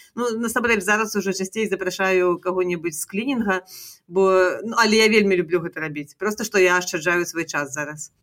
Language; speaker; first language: Belarusian; non-native, local second language; Russian